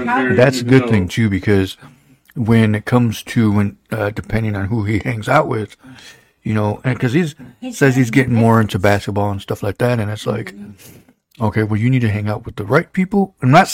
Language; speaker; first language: English; native; English